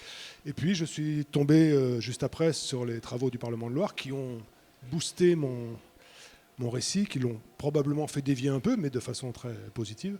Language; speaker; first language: French; native; French